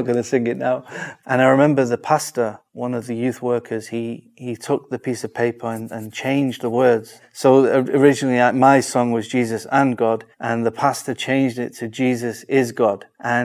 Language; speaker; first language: English; native; English